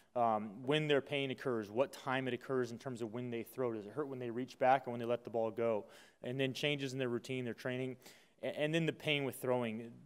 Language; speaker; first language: English; native; English